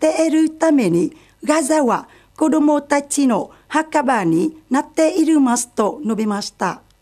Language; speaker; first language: Japanese; non-native, fluent; Vietnamese